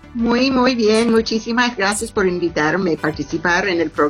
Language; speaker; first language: Spanish; non-native, fluent; English